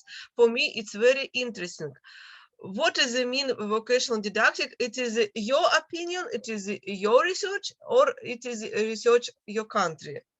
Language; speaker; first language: English; non-native, learner; Russian